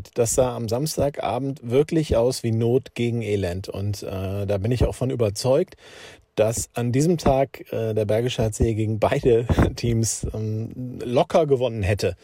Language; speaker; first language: German; native; German